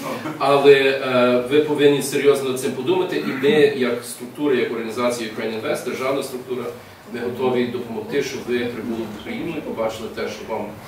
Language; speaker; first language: Ukrainian; early bilingual, heritage; English